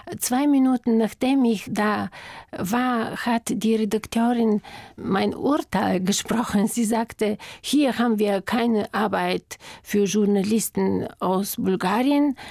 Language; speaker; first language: German; non-native, fluent; Bulgarian